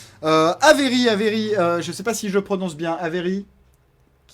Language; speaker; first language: French; native; French